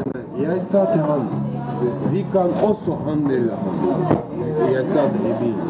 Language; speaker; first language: Norwegian; non-native, learner; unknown